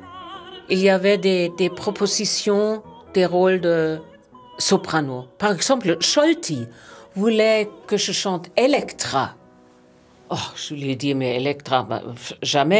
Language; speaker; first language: French; non-native, fluent; German